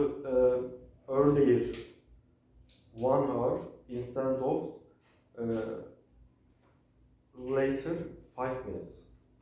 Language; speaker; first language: English; non-native, learner; Turkish